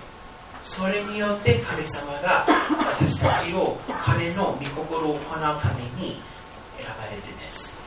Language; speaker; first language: Japanese; non-native, fluent; English